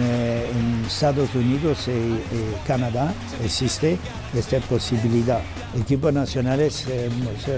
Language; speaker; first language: Spanish; non-native, fluent; German